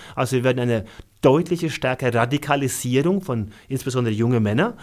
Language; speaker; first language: German; non-native, fluent; Norwegian